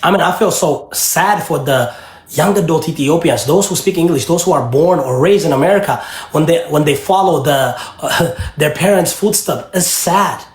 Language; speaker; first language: English; early bilingual, other home language; Amharic